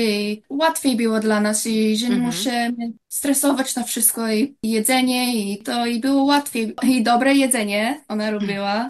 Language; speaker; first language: Polish; early bilingual, heritage; English